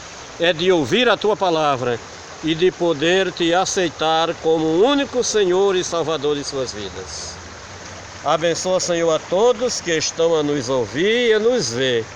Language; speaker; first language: Portuguese; native; Portuguese